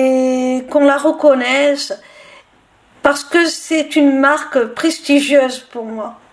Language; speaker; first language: French; native; French